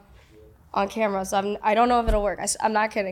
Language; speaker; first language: English; native; English